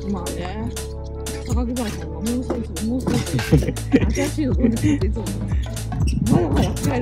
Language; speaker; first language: Japanese; native; Japanese